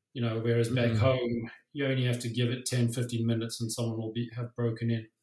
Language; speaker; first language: English; native; English